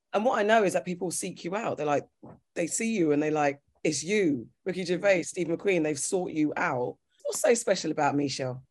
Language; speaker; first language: English; native; English